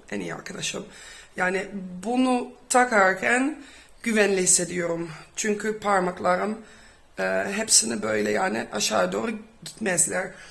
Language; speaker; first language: Turkish; early bilingual, heritage; Turkish